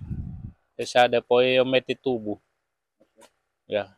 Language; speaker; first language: Portuguese; non-native, learner; Vietnamese